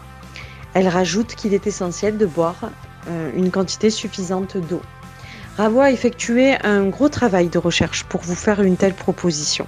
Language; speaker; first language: French; native; French